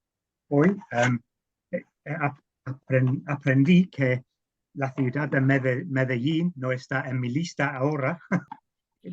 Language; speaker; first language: Spanish; non-native, learner; English